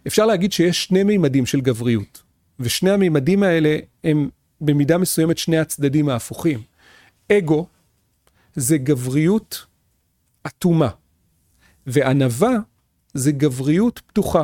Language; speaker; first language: Hebrew; native; Hebrew